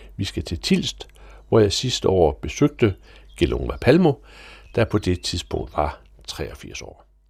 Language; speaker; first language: Danish; native; Danish